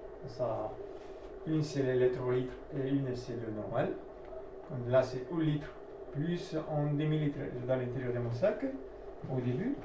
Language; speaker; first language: French; non-native, learner; Italian